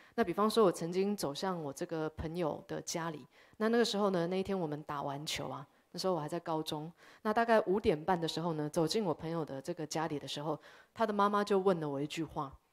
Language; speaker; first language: Chinese; early bilingual, heritage; Chinese